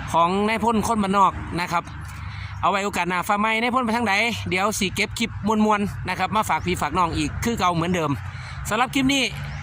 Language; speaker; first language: Thai; native; Thai